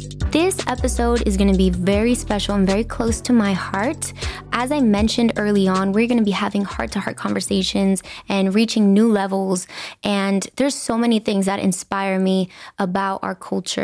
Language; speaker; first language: English; early bilingual, other home language; Spanish